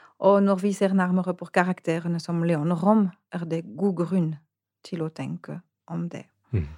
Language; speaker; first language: Norwegian; non-native, fluent; French